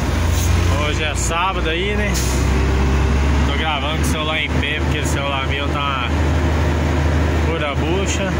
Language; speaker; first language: Portuguese; native; Portuguese